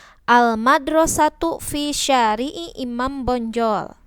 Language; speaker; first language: Arabic; non-native, learner; Indonesian